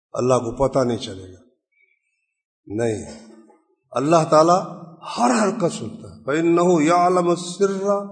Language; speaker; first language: Urdu; non-native, local second language; Punjabi